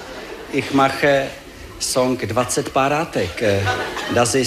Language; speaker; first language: German; non-native, learner; Czech